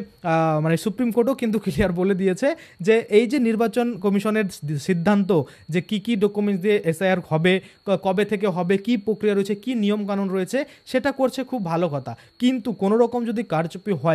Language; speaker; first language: Bangla; native; Bangla